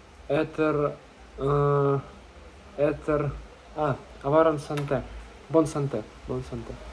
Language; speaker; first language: French; non-native, learner; Russian